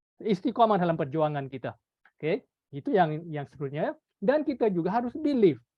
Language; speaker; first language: Malay; native; Malay